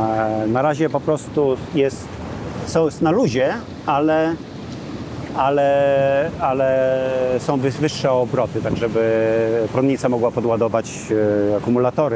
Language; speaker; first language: Polish; native; Polish